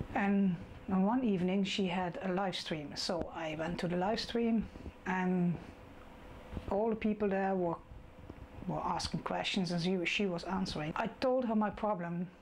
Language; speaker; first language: English; non-native, fluent; Dutch